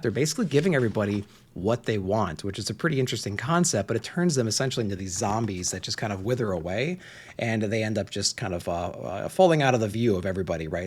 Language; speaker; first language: English; native; English